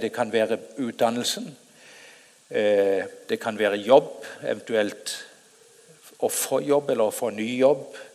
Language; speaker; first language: Norwegian; native; Norwegian